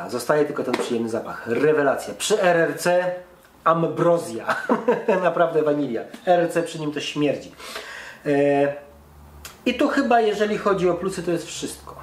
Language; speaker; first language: Polish; native; Polish